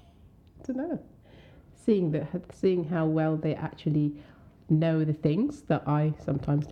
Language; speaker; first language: English; non-native, local second language; Swahili